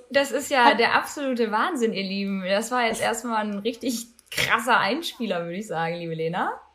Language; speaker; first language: German; early bilingual, other home language; Albanian